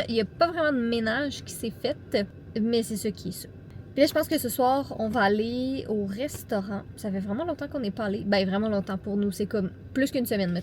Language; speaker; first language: French; native; French